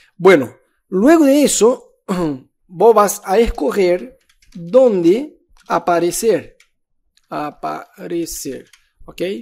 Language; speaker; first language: Spanish; non-native, fluent; Portuguese